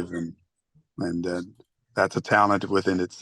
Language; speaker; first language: English; native; English